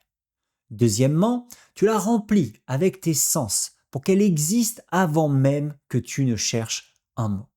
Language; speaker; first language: French; native; French